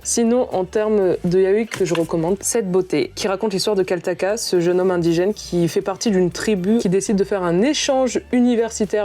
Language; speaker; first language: French; native; French